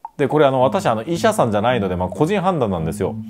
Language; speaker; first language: Japanese; non-native, fluent; Korean